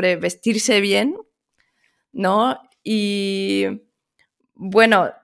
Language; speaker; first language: Spanish; early bilingual, other home language; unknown